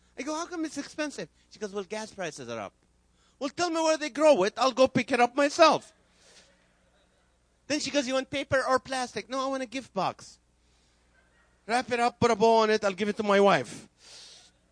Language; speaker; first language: English; non-native, fluent; Arabic